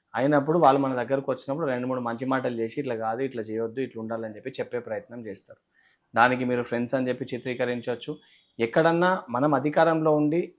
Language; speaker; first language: Telugu; native; Telugu